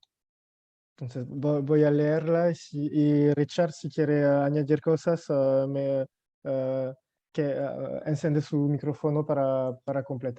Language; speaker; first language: Spanish; non-native, fluent; French